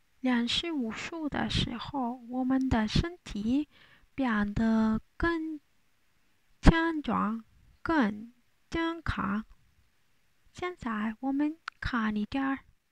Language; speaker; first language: Chinese; non-native, learner; Spanish